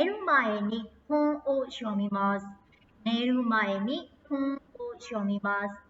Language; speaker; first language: Japanese; non-native, fluent; Burmese